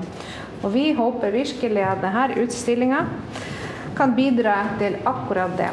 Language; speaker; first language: Norwegian; non-native, fluent; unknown